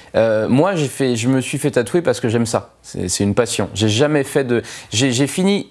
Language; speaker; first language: French; native; French